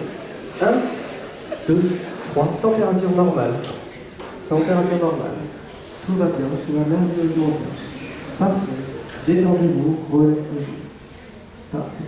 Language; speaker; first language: French; native; French